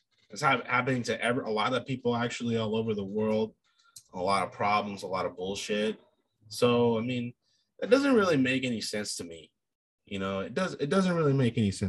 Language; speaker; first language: English; native; English